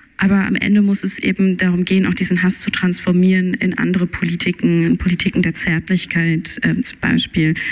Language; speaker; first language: German; early bilingual, other home language; Turkish